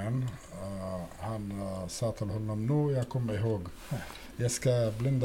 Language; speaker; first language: Swedish; non-native, fluent; Arabic